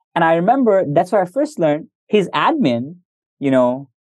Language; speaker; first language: English; early bilingual, other home language; Hindi